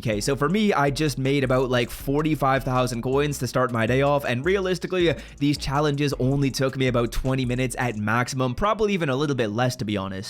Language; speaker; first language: English; native; English